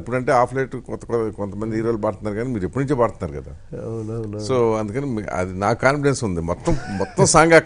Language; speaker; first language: Telugu; native; Telugu